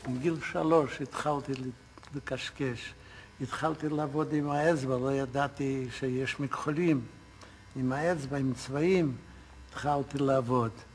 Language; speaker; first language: Hebrew; non-native, fluent; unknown